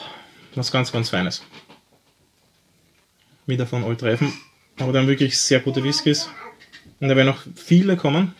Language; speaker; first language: German; native; German